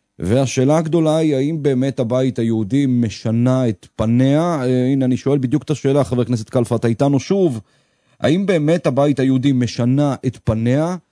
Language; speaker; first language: Hebrew; native; Hebrew